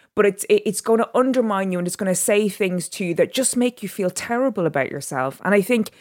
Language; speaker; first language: English; native; English